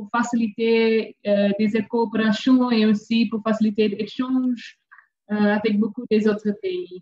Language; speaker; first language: French; non-native, learner; Dutch